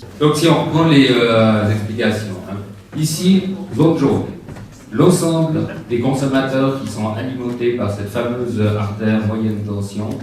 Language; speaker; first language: French; native; French